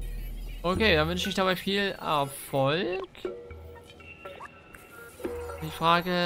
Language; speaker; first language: German; native; German